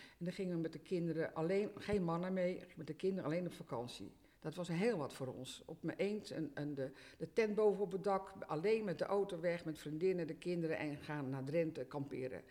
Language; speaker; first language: Dutch; native; Dutch